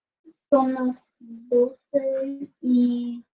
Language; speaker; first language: Spanish; non-native, learner; English